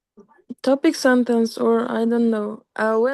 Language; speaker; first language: English; non-native, fluent; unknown